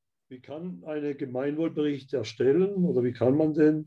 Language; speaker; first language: German; native; German